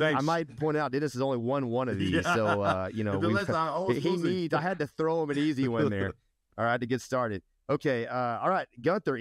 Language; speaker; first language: English; native; English